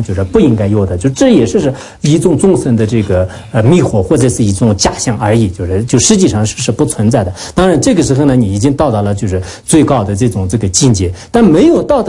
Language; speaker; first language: Chinese; non-native, local second language; Tibetan